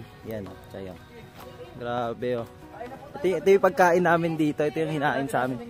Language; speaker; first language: Filipino; native; Filipino